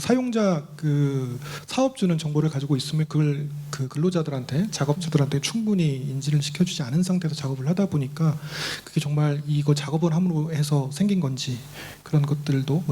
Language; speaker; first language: Korean; native; Korean